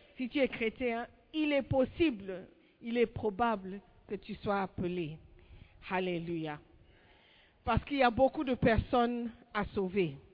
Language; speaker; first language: French; non-native, fluent; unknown